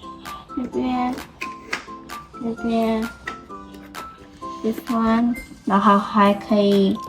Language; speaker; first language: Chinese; early bilingual, heritage; Chinese